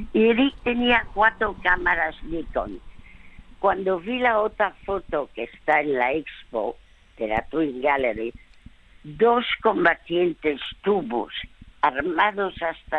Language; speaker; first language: Spanish; early bilingual, other home language; French